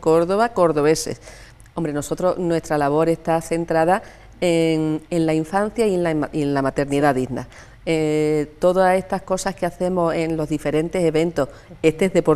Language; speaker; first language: Spanish; native; Spanish